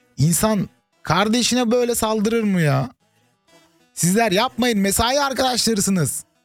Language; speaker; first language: Turkish; early bilingual, heritage; Turkish